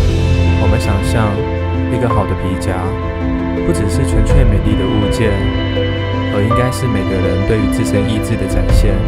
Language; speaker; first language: Chinese; native; Chinese